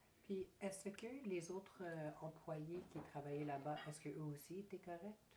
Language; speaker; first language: French; native; French